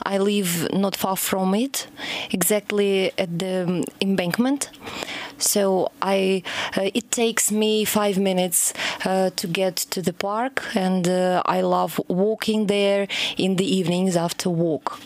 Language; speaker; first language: English; non-native, fluent; Russian